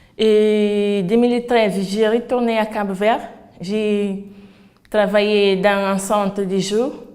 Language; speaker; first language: French; non-native, fluent; Kabuverdianu